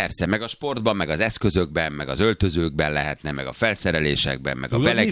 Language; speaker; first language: Hungarian; native; Hungarian